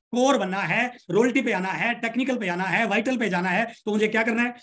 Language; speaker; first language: Hindi; native; Hindi